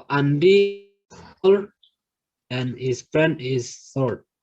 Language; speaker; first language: English; non-native, learner; Indonesian